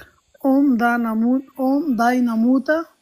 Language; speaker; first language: German; non-native, learner; Pashto